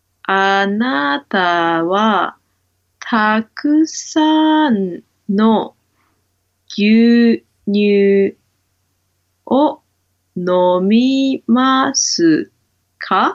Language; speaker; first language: Japanese; non-native, learner; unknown